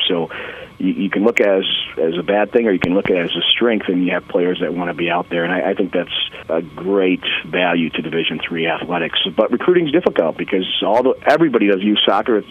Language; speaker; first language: English; native; English